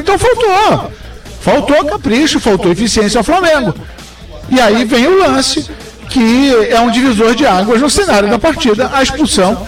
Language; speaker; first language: Portuguese; native; Portuguese